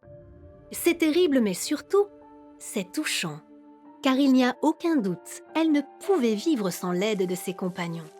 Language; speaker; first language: French; native; French